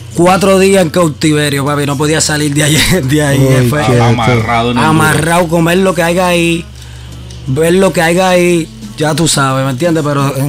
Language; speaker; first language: Spanish; native; Spanish